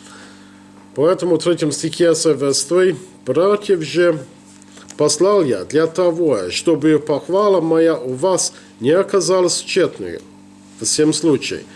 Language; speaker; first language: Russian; non-native, learner; English